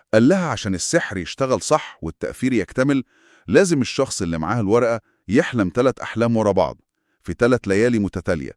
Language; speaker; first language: Arabic; native; Arabic